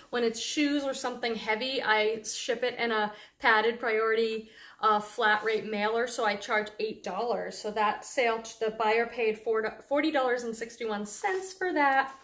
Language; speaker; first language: English; native; English